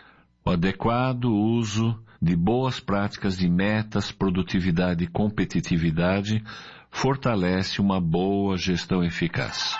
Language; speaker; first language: Portuguese; native; Portuguese